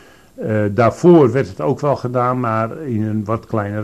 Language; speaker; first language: Dutch; native; Dutch